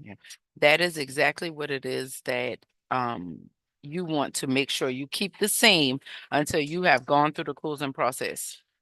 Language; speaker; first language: English; native; English